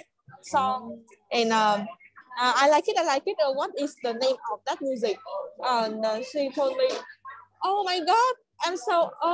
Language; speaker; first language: English; non-native, learner; Vietnamese